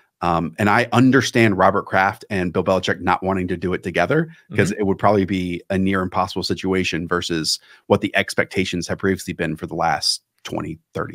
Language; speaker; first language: English; native; English